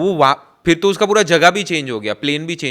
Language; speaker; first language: Hindi; native; Hindi